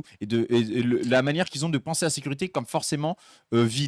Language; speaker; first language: French; native; French